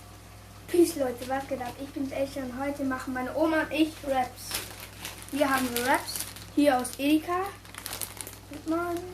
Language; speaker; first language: German; early bilingual, other home language; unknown